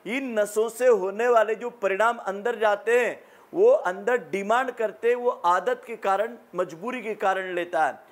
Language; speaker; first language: Hindi; native; Hindi